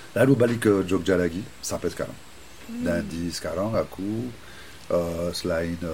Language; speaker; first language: Indonesian; non-native, fluent; French